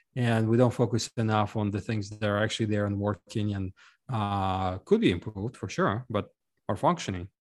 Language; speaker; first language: English; non-native, fluent; Russian